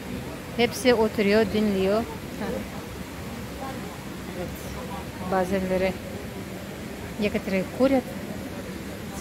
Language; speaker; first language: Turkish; non-native, fluent; Russian